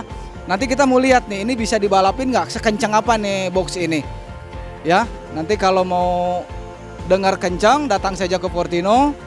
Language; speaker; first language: Indonesian; native; Indonesian